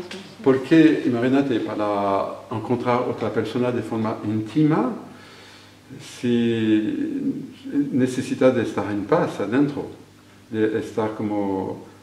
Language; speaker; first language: Spanish; non-native, fluent; French